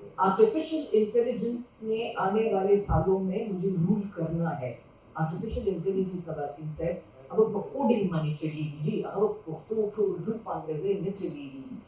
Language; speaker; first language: Urdu; non-native, local second language; Pashto